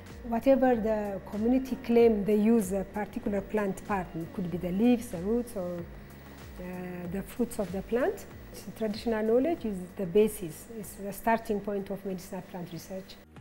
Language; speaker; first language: English; non-native, fluent; Amharic